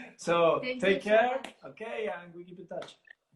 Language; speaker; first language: English; non-native, learner; Italian